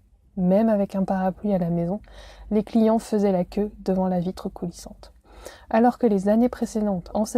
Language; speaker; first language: French; native; French